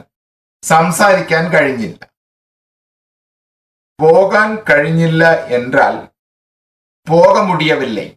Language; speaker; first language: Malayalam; non-native, fluent; Tamil